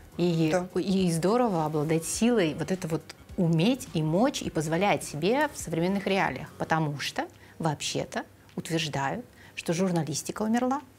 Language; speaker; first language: Russian; native; Russian